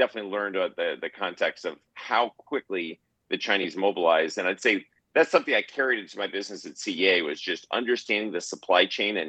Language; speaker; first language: English; native; English